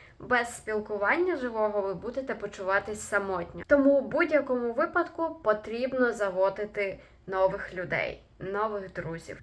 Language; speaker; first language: Ukrainian; native; Ukrainian